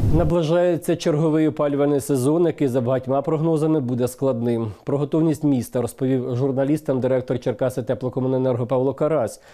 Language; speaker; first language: Ukrainian; native; Ukrainian